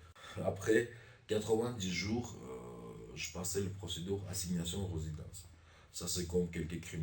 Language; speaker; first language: French; non-native, learner; Armenian